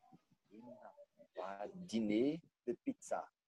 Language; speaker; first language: French; non-native, learner; Portuguese